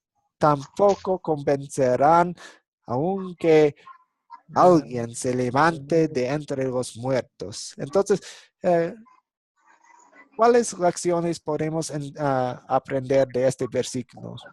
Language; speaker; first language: Spanish; non-native, fluent; English